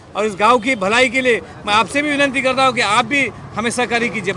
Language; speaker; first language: Hindi; non-native, local second language; Marathi